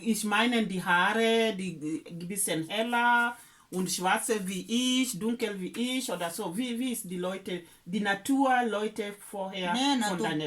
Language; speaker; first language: German; non-native, learner; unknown